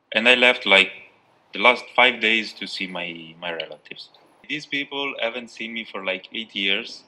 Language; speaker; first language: English; non-native, fluent; Albanian